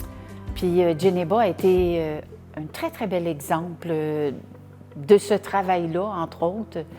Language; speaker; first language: French; native; French